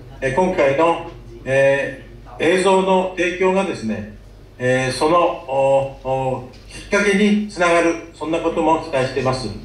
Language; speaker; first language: Japanese; native; Japanese